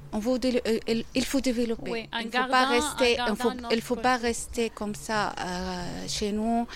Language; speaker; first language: French; non-native, learner; Arabic